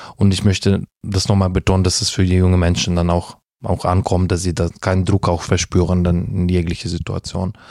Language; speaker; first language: German; non-native, fluent; Russian